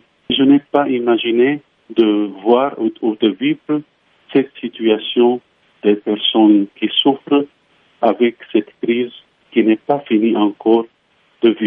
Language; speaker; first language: French; non-native, fluent; Arabic